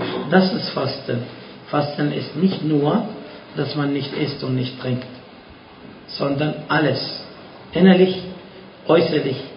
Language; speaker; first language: German; non-native, fluent; Arabic